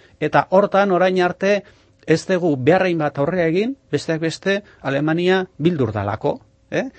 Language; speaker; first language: Basque; non-native, local second language; Spanish